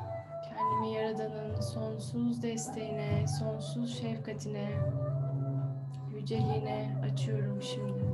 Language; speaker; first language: Turkish; native; Turkish